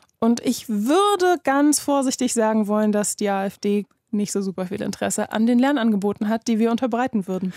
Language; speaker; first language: German; native; German